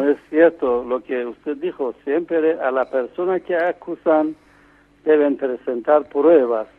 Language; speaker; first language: Spanish; non-native, fluent; Persian